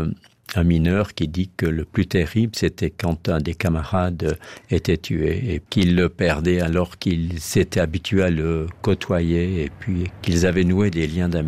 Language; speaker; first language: French; native; French